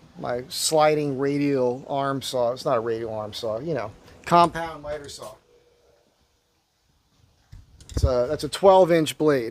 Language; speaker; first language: English; native; English